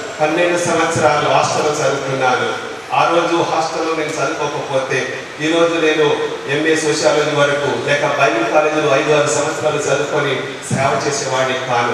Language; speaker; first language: Telugu; non-native, local second language; Lambadi